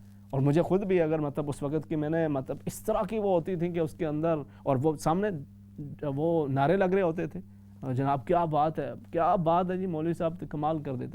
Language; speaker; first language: Urdu; native; Urdu